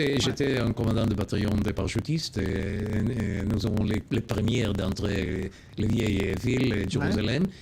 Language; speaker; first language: French; non-native, learner; Hebrew